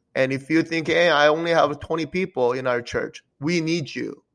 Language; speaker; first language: English; early bilingual, other home language; Korean